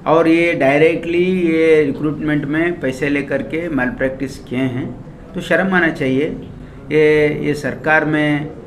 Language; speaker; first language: Hindi; non-native, local second language; Kannada